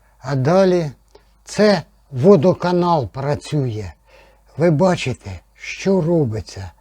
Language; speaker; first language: Ukrainian; native; Ukrainian